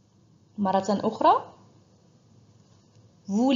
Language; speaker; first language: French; non-native, fluent; Arabic